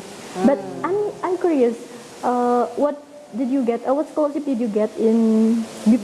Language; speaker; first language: English; non-native, learner; Indonesian